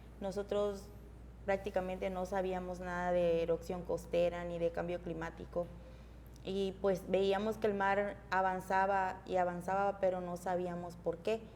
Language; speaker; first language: Spanish; native; Spanish